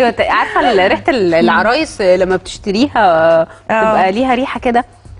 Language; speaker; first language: Arabic; native; Arabic